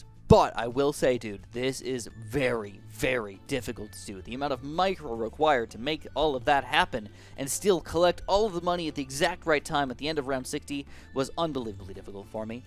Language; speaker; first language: English; native; English